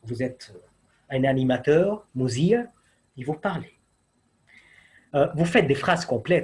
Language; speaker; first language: French; non-native, fluent; Arabic